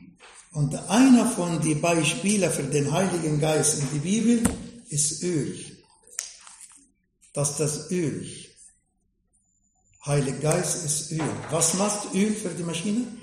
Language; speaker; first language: German; non-native, fluent; Arabic